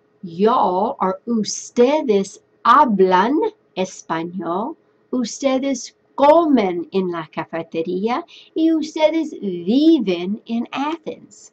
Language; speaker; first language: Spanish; non-native, fluent; English